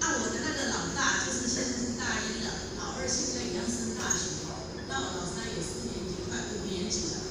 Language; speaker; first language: Chinese; native; Chinese